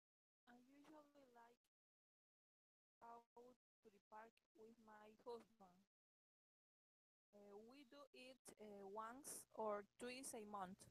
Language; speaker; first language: English; non-native, learner; Spanish